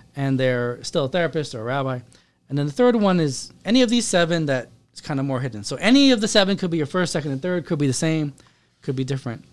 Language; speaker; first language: English; native; English